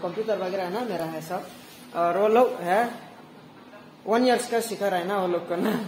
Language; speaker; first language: Hindi; non-native, local second language; Kok Borok